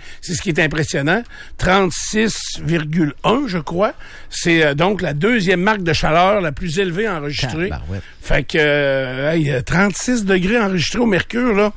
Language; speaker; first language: French; native; French